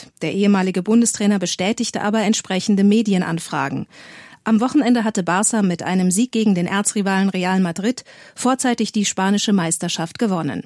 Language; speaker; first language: German; native; German